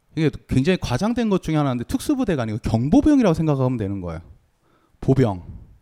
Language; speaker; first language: Korean; native; Korean